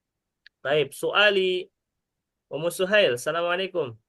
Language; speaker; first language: Arabic; non-native, fluent; Indonesian